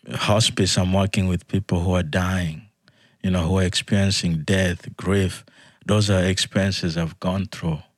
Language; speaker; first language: English; non-native, fluent; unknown